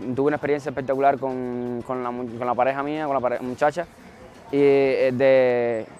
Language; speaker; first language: Spanish; native; Spanish